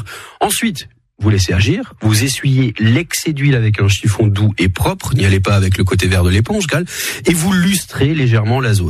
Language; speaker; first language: French; native; French